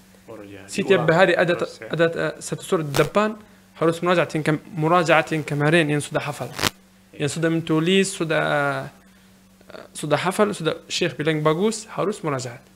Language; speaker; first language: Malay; non-native, learner; Arabic